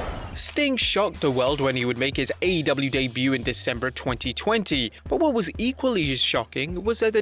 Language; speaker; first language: English; native; English